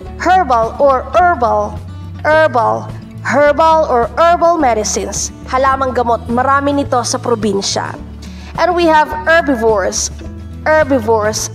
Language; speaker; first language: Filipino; native; Filipino